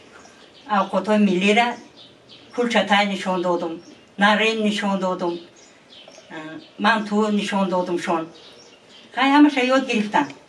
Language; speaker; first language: Persian; non-native, learner; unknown